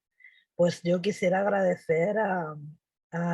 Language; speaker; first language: Spanish; native; Spanish